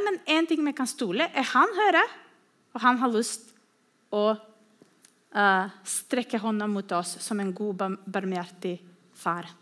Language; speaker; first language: Norwegian; non-native, fluent; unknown